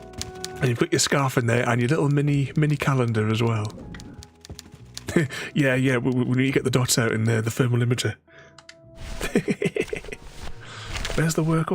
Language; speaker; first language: English; native; English